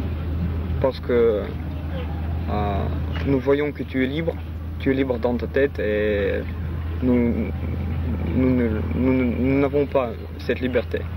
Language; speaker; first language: French; non-native, fluent; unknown